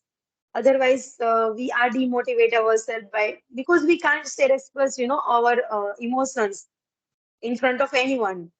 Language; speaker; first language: English; non-native, learner; Gujarati